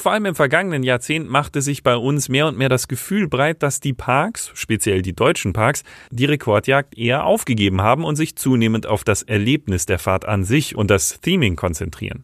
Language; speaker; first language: German; native; German